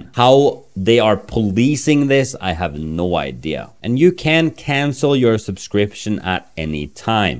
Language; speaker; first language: English; non-native, fluent; Norwegian